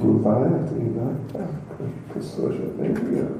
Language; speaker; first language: Russian; non-native, learner; English